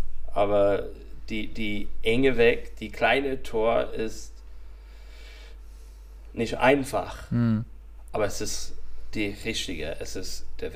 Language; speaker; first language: German; non-native, fluent; English